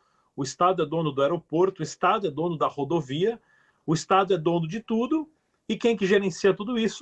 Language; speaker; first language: Portuguese; native; Portuguese